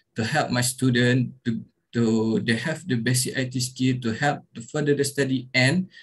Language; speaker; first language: English; non-native, local second language; Malay